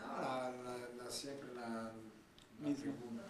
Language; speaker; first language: Spanish; non-native, learner; Italian